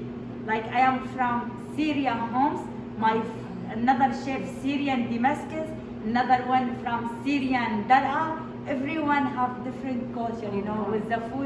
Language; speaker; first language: English; non-native, learner; Arabic